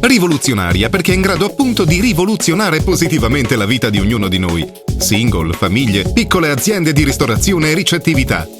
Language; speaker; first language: Italian; native; Italian